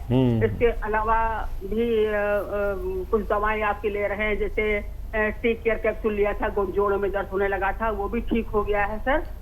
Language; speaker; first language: Hindi; native; Hindi